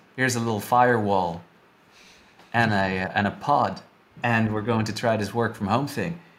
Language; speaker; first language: English; non-native, fluent; Dutch